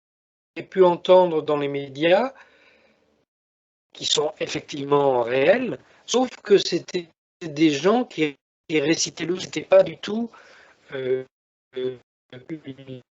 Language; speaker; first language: French; native; French